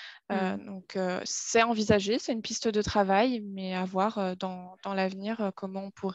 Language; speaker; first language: French; native; French